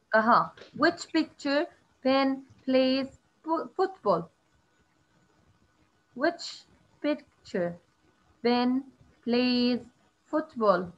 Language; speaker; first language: English; non-native, learner; Arabic